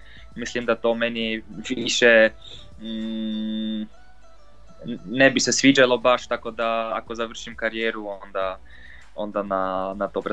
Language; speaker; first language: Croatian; non-native, fluent; Polish